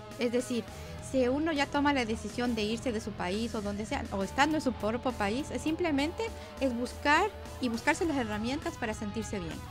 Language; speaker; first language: Spanish; native; Spanish